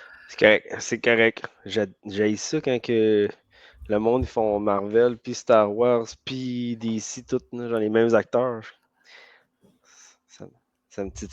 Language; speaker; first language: French; native; French